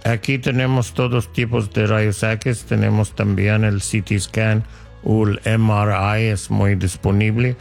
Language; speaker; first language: Spanish; non-native, fluent; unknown